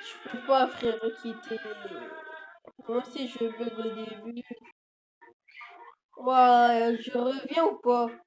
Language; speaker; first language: French; native; French